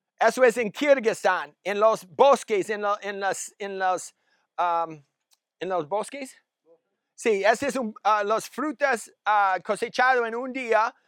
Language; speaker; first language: Spanish; non-native, learner; English